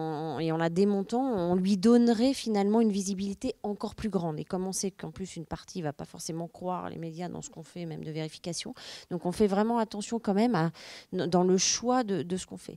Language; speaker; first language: French; native; French